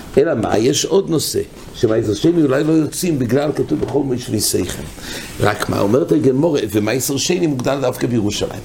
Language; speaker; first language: Hebrew; non-native, fluent; English